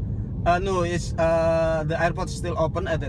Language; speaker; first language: English; non-native, learner; Balinese